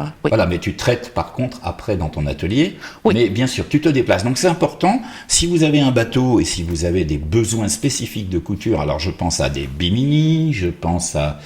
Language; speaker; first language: French; native; French